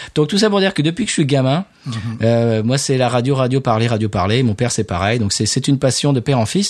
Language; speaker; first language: French; native; French